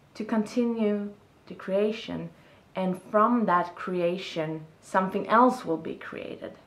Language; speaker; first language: English; non-native, fluent; Swedish